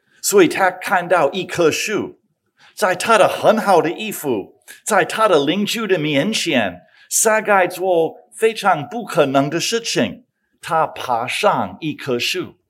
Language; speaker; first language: Chinese; non-native, fluent; English